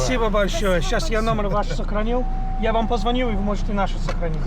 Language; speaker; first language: Russian; non-native, learner; English